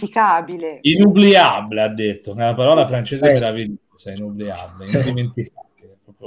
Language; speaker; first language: Italian; native; Italian